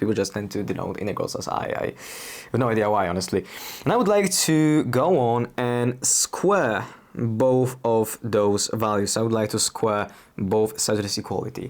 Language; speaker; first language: English; non-native, fluent; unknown